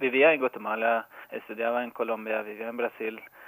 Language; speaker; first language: Spanish; non-native, fluent; Norwegian